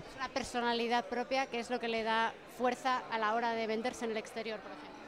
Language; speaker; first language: Spanish; native; Spanish